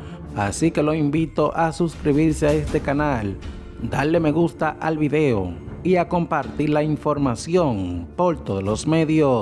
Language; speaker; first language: Spanish; native; Spanish